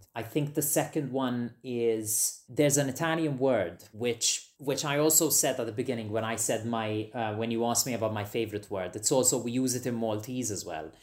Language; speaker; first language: English; non-native, fluent; Maltese